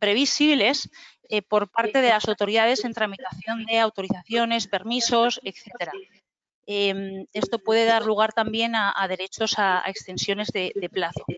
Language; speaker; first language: Spanish; native; Spanish